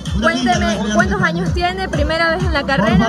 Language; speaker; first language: Spanish; native; Spanish